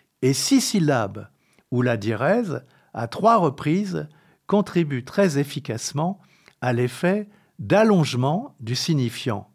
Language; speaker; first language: French; native; French